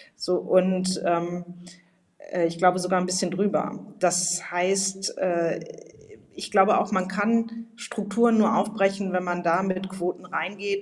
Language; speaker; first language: German; native; German